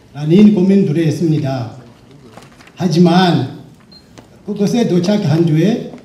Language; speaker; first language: Korean; non-native, learner; Shona